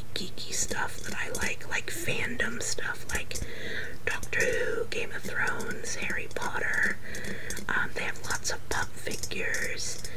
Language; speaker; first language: English; native; English